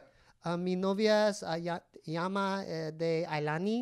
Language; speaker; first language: Spanish; non-native, learner; English